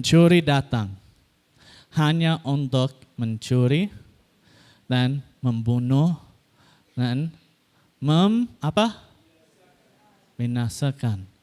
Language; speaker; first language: Indonesian; non-native, fluent; English